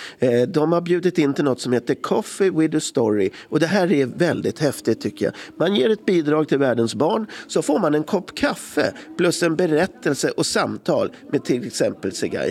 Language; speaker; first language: Swedish; native; Swedish